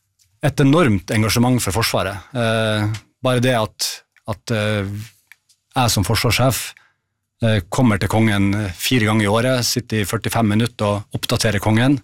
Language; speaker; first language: Norwegian; native; Norwegian